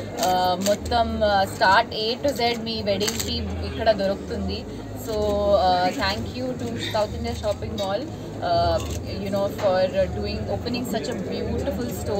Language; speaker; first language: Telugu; non-native, fluent; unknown